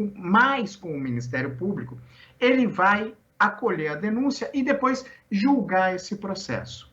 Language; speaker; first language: Portuguese; native; Portuguese